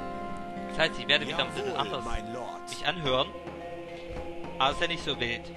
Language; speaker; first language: German; native; German